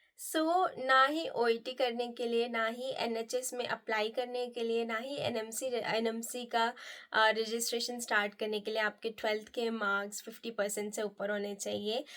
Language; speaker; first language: Hindi; non-native, local second language; Nepali